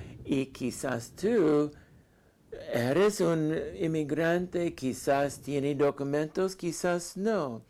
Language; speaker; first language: Spanish; non-native, fluent; English